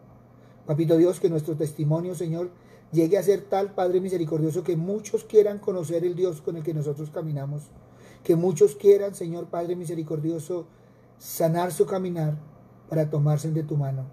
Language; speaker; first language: Spanish; native; Spanish